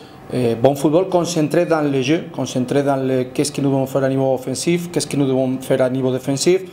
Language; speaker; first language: French; non-native, fluent; Spanish